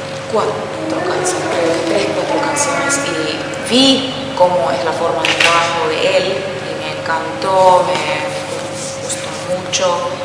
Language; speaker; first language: Spanish; non-native, fluent; Finnish